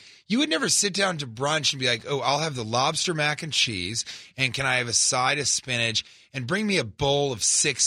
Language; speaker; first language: English; native; English